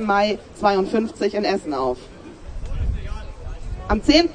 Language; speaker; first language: German; native; German